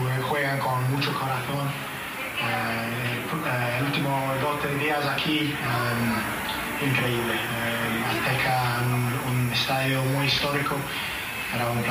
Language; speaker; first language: Spanish; non-native, fluent; Norwegian